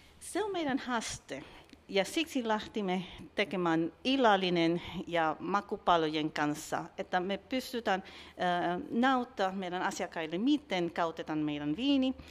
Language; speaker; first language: Finnish; non-native, learner; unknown